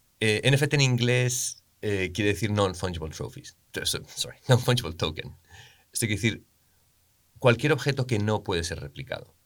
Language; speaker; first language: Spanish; native; Spanish